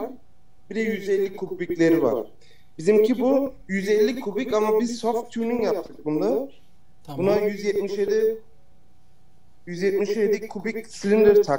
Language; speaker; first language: Turkish; early bilingual, heritage; Turkish